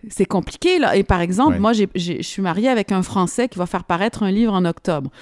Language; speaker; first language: French; native; French